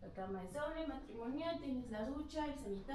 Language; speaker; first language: Spanish; native; Spanish